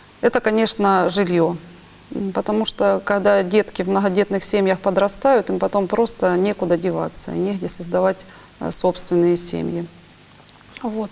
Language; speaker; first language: Russian; native; Russian